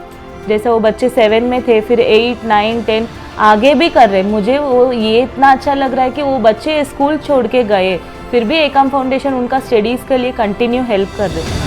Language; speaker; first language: Hindi; non-native, local second language; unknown